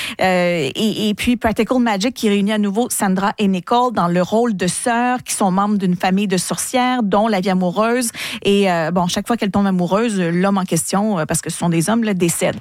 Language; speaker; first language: French; native; French